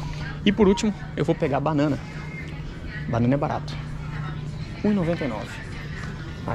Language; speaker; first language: Portuguese; native; Portuguese